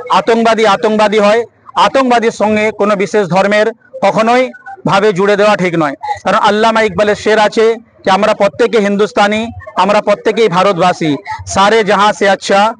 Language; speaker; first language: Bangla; native; Bangla